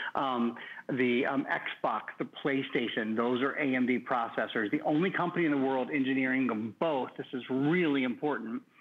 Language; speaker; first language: English; native; English